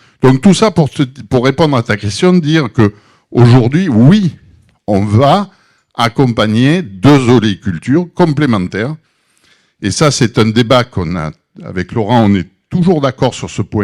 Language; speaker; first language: French; native; French